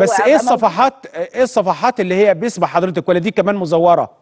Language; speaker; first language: Arabic; native; Arabic